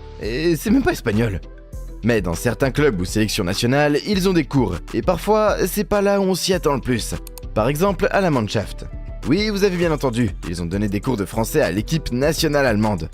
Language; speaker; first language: French; native; French